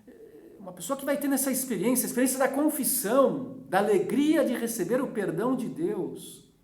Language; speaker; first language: Portuguese; native; Portuguese